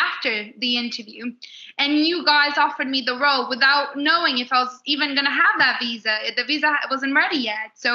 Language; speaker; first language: English; non-native, fluent; Portuguese